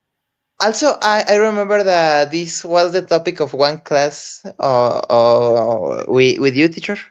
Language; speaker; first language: English; non-native, learner; Spanish